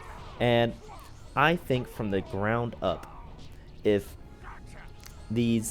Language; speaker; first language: English; native; English